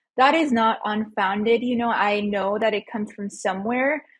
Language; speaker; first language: English; early bilingual, other home language; Spanish